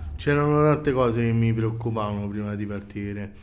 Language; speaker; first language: Italian; native; Italian